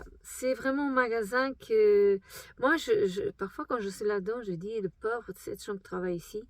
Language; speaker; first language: French; non-native, fluent; Portuguese